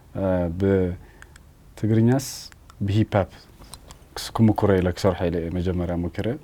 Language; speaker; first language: Tigrinya; early bilingual, heritage; Tigrinya